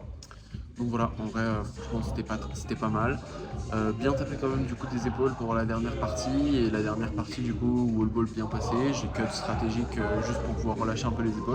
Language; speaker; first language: French; native; French